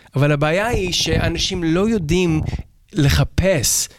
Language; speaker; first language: Hebrew; non-native, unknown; English